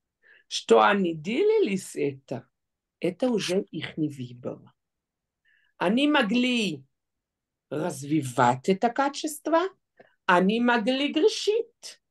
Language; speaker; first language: Russian; non-native, fluent; Hebrew